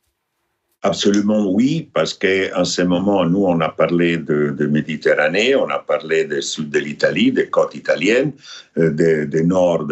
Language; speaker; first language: French; non-native, fluent; Italian